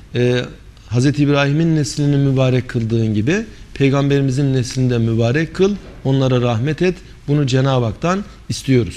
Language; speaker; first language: Turkish; native; Turkish